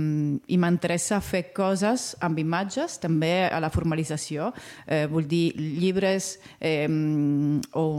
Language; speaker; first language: Catalan; non-native, fluent; Italian